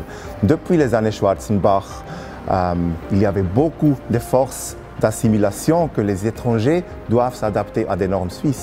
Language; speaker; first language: French; non-native, local second language; German